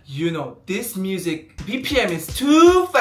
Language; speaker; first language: English; non-native, fluent; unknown